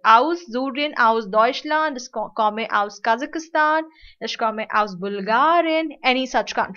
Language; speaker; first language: German; non-native, learner; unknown